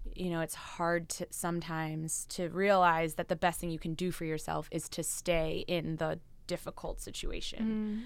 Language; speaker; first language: English; native; English